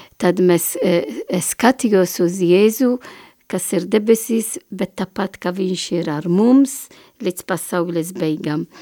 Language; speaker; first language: Latvian; non-native, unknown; Italian